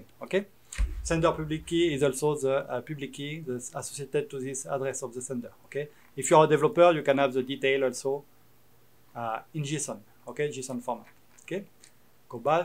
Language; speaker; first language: English; non-native, fluent; French